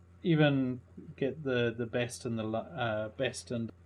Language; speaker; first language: English; native; English